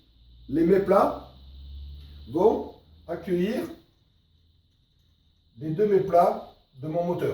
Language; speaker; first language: French; native; French